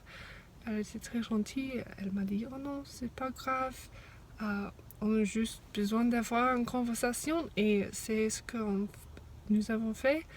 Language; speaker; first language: French; non-native, fluent; English